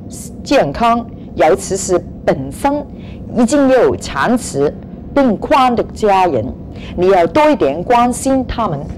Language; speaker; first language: Chinese; non-native, local second language; Cantonese